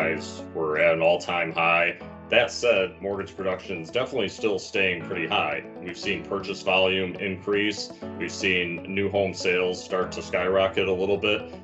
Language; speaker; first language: English; native; English